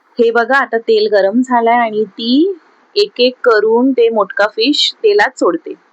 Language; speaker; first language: Marathi; non-native, local second language; Urdu